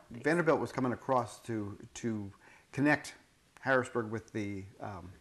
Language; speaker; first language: English; native; English